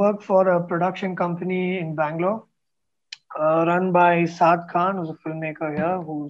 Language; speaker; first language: English; non-native, local second language; Tamil